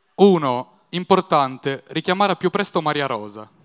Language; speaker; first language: Italian; native; Italian